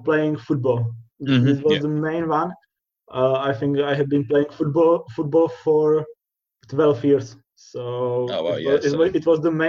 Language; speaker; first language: English; non-native, learner; Czech